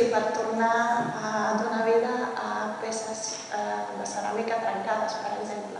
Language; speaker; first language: Catalan; early bilingual, heritage; Catalan